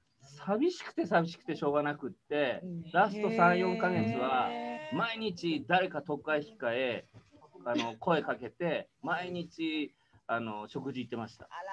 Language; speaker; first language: Japanese; native; Japanese